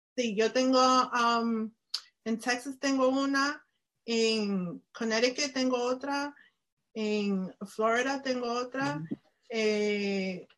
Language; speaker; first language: Spanish; early bilingual, heritage; Spanish